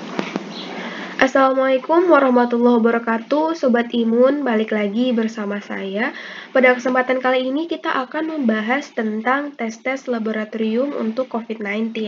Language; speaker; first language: Indonesian; native; Indonesian